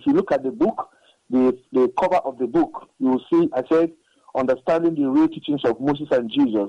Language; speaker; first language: English; non-native, local second language; Igbo